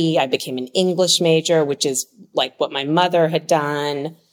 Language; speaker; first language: English; native; English